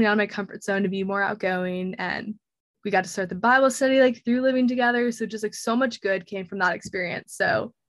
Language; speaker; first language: English; native; English